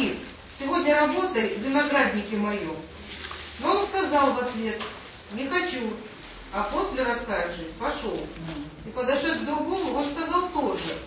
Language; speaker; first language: Russian; native; Russian